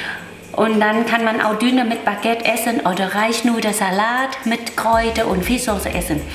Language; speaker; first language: German; non-native, learner; Vietnamese